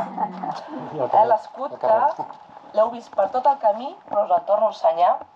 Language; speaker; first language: Catalan; native; Catalan